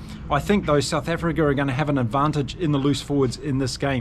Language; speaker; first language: English; native; English